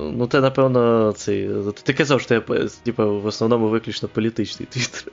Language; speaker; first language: Ukrainian; non-native, local second language; Russian